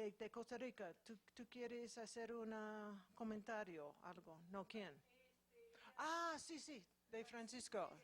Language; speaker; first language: Spanish; non-native, fluent; English